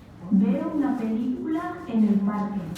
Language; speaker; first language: Spanish; non-native, learner; English